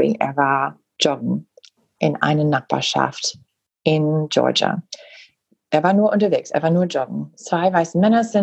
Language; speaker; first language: German; non-native, fluent; English